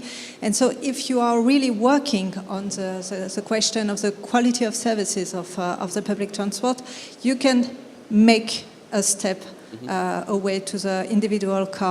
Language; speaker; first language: English; non-native, fluent; French